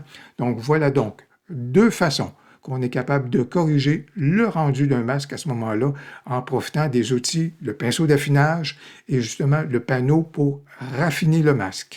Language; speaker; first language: French; native; French